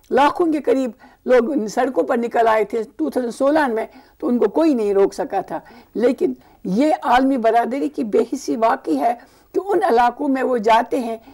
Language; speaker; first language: Urdu; non-native, local second language; Kashmiri